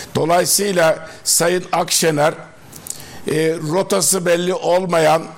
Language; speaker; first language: Turkish; native; Turkish